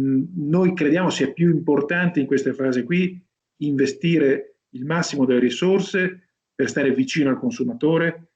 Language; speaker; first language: Italian; native; Italian